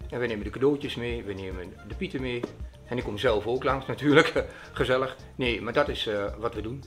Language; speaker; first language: Dutch; native; Dutch